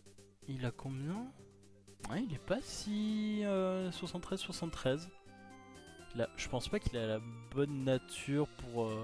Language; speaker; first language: French; native; French